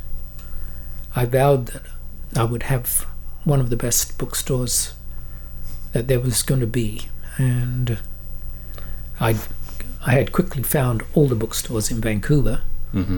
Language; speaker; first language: English; native; English